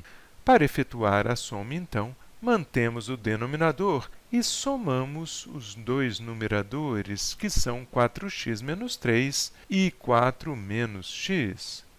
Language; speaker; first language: Portuguese; native; Portuguese